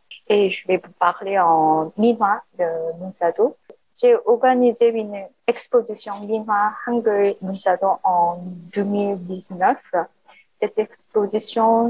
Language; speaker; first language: French; non-native, learner; Korean